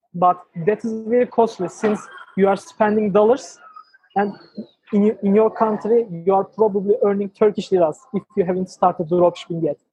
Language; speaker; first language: English; non-native, fluent; Turkish